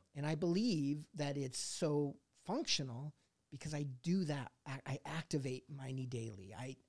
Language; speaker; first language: English; native; English